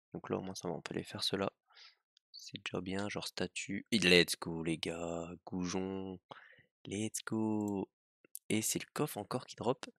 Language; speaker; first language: French; native; French